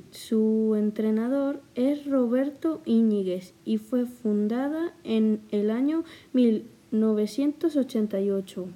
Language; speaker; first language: Spanish; native; Spanish